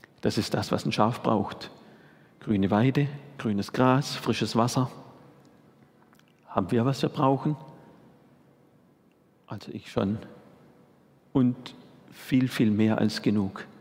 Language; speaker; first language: German; native; German